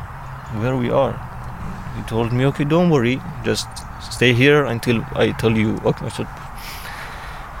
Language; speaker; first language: English; non-native, learner; Persian